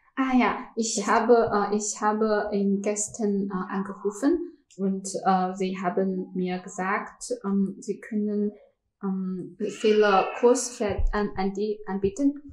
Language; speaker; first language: German; non-native, learner; Chinese